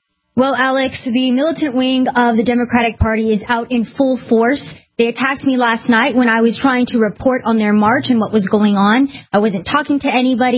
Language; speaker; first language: English; native; English